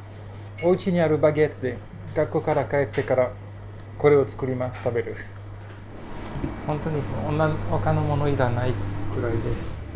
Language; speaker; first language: Japanese; non-native, learner; French